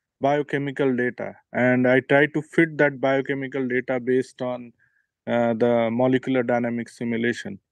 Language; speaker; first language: English; non-native, local second language; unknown